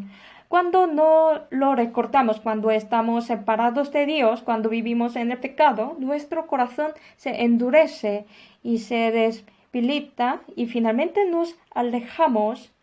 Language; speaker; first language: Spanish; non-native, fluent; Korean